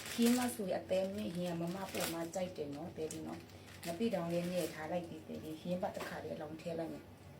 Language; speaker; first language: Burmese; non-native, local second language; Pa'o Karen